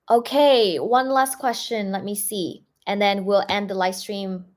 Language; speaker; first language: English; non-native, fluent; Vietnamese